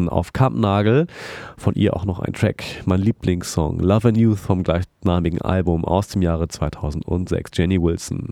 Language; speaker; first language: German; native; German